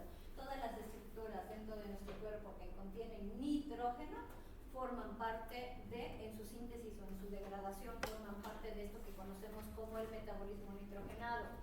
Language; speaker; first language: Spanish; native; Spanish